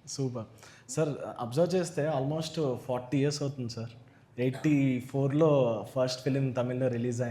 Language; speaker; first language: Telugu; native; Telugu